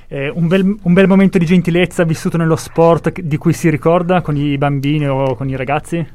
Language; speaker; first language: Italian; native; Italian